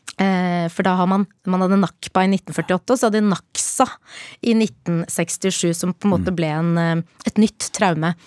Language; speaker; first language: Norwegian; early bilingual, other home language; Arabic